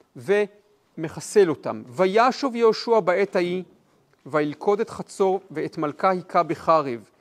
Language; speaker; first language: Hebrew; native; Hebrew